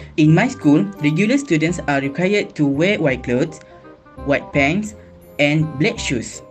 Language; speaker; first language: English; non-native, local second language; Malay